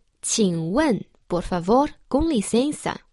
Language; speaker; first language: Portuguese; non-native, fluent; Chinese